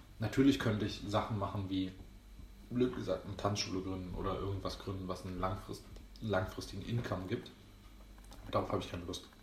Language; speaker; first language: German; early bilingual, other home language; Greek